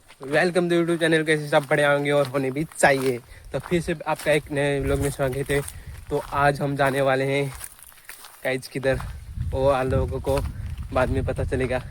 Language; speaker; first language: Hindi; non-native, local second language; Marathi